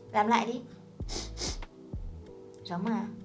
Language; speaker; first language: Vietnamese; native; Vietnamese